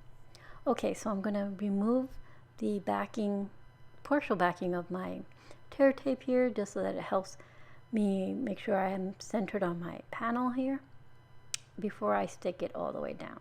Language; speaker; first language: English; native; English